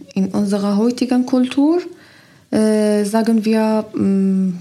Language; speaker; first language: German; non-native, fluent; Persian